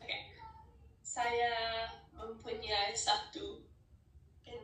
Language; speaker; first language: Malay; non-native, learner; English